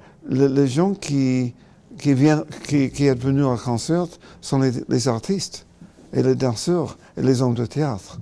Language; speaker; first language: French; non-native, learner; English